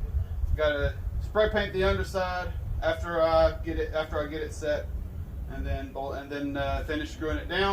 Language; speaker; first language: English; native; English